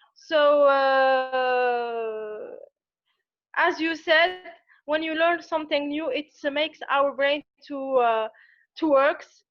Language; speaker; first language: English; non-native, learner; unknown